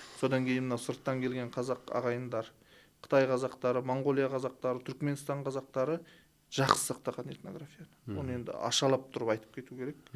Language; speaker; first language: Kazakh; early bilingual, heritage; Kazakh